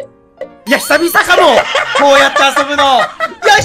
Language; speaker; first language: Japanese; native; Japanese